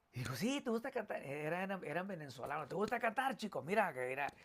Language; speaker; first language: Spanish; early bilingual, heritage; Spanish